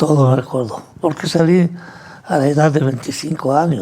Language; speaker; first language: Spanish; non-native, fluent; Arabic